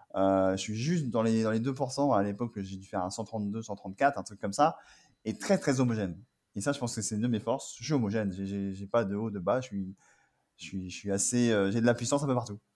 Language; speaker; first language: French; native; French